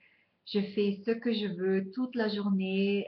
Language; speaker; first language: French; non-native, fluent; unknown